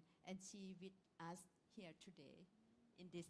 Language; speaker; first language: English; non-native, learner; Thai